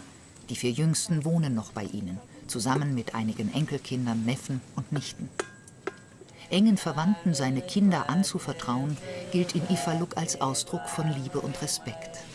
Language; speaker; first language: German; native; German